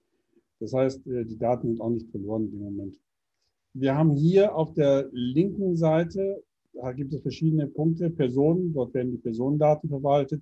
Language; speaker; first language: German; native; German